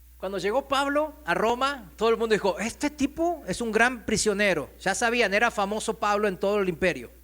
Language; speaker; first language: Spanish; non-native, fluent; Korean